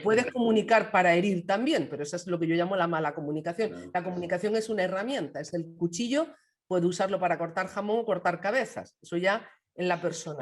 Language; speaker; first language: Spanish; native; Spanish